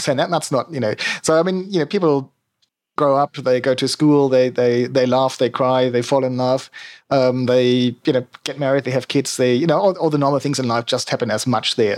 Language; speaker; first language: English; non-native, fluent; German